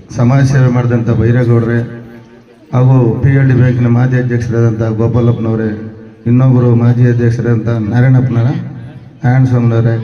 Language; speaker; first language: Kannada; non-native, local second language; Telugu